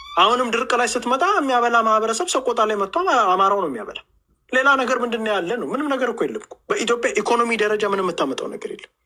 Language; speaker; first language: Amharic; native; Amharic